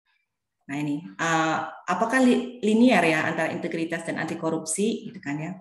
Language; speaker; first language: Indonesian; native; Indonesian